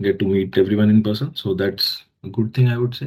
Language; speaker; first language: English; non-native, local second language; Hindi